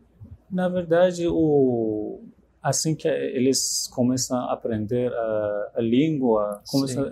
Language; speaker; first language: Portuguese; non-native, fluent; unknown